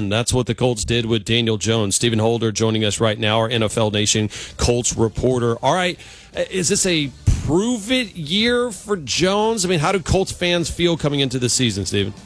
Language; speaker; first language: English; native; English